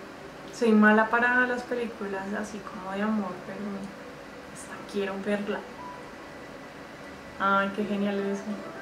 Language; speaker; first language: Spanish; native; Spanish